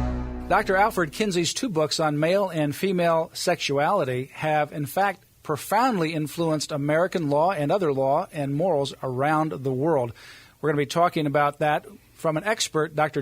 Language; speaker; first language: English; native; English